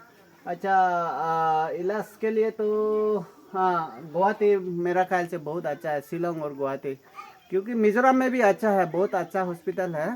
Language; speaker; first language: Hindi; non-native, local second language; Mizo